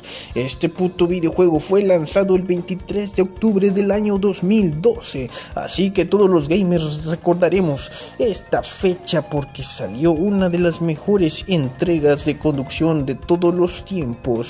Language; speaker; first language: Spanish; native; Spanish